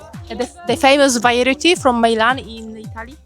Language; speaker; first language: English; non-native, learner; Polish